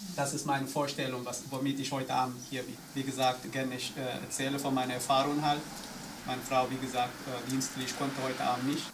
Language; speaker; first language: German; non-native, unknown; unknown